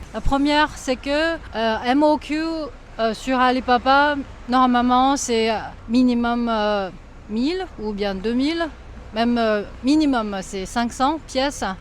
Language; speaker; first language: French; non-native, fluent; Chinese